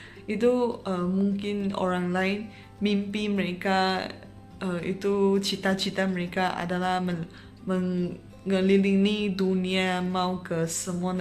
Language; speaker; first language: Indonesian; non-native, fluent; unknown